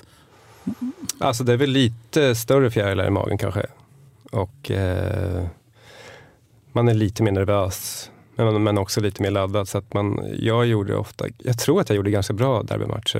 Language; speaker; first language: Swedish; native; Swedish